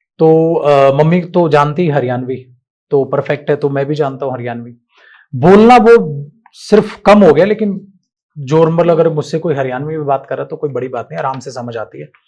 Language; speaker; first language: Hindi; native; Hindi